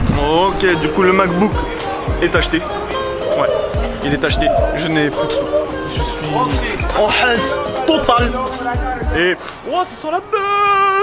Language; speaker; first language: French; native; French